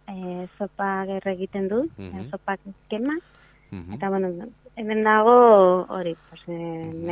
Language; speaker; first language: Basque; non-native, local second language; Spanish